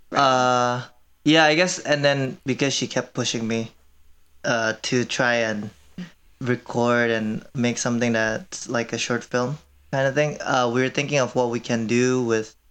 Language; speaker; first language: English; early bilingual, other home language; Korean